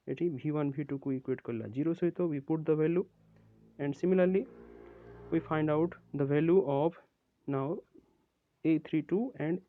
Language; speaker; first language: English; non-native, local second language; Odia